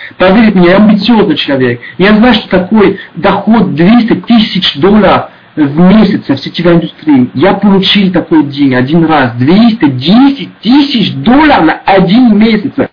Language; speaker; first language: Russian; non-native, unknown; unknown